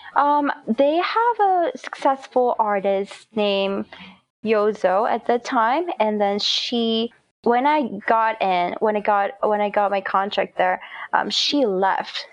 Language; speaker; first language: English; non-native, fluent; Korean